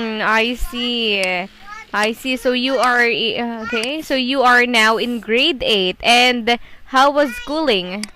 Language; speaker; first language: English; non-native, fluent; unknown